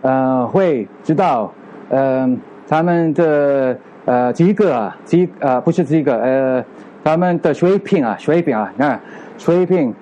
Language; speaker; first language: Chinese; non-native, fluent; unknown